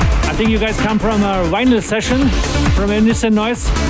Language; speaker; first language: English; non-native, fluent; German